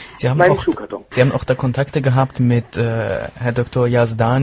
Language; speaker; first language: German; non-native, fluent; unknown